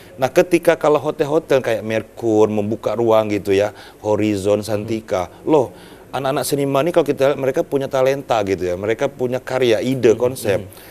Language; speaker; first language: Indonesian; native; Indonesian